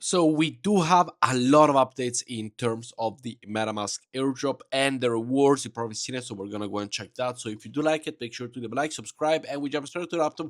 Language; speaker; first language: English; non-native, fluent; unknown